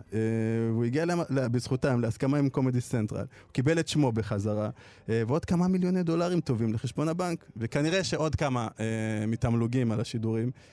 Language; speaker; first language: Hebrew; early bilingual, other home language; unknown